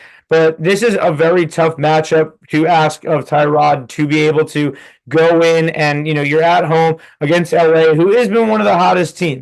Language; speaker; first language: English; native; English